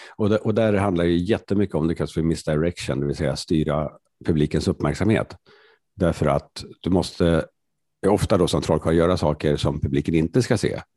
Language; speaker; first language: Swedish; native; Swedish